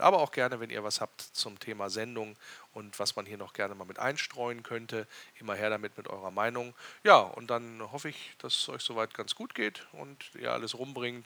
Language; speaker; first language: German; native; German